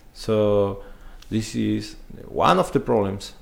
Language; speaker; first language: English; non-native, learner; Spanish